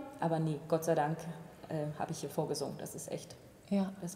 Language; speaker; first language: German; native; German